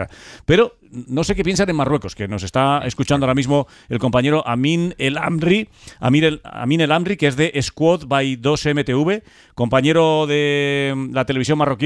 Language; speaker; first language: Spanish; native; Spanish